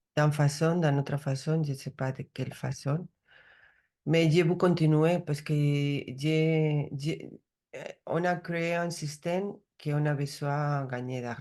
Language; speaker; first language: French; non-native, learner; Spanish